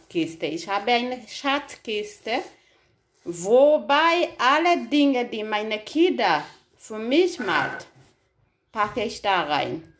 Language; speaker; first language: German; non-native, fluent; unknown